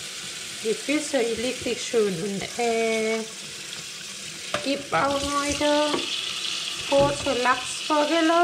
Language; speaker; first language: German; non-native, learner; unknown